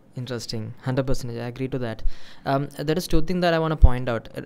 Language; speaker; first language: English; non-native, local second language; Malayalam